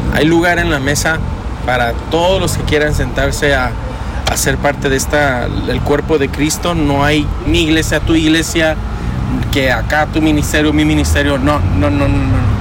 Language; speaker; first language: Spanish; early bilingual, heritage; Spanish